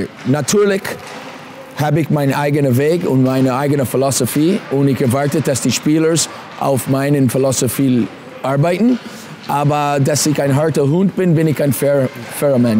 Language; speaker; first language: German; non-native, learner; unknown